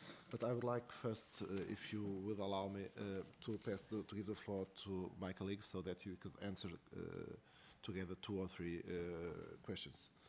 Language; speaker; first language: English; non-native, fluent; Portuguese